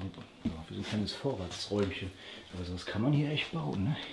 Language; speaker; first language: German; native; German